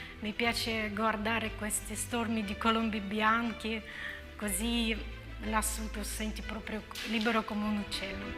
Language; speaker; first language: Italian; non-native, learner; Ukrainian